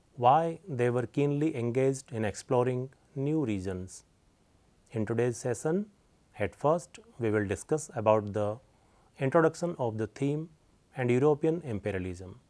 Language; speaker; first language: English; non-native, local second language; Hindi